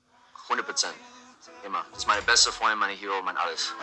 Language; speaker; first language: German; early bilingual, heritage; English